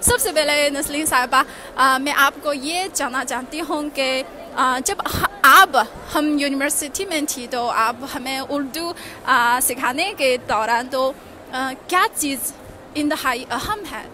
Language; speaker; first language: Hindi; non-native, learner; Chinese